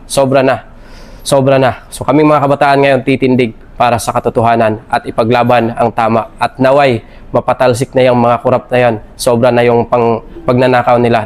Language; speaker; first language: Filipino; native; Filipino